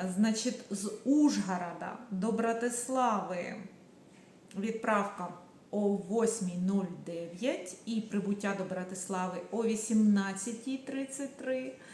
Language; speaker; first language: Ukrainian; native; Ukrainian